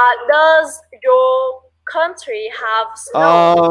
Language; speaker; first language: English; non-native, learner; Vietnamese